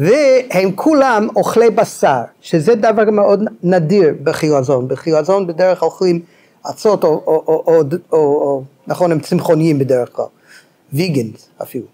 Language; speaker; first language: Hebrew; non-native, fluent; English